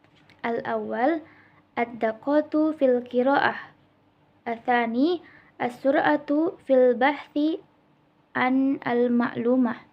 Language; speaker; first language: Arabic; non-native, learner; Indonesian